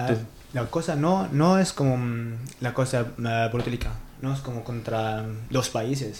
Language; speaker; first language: Spanish; non-native, learner; Arabic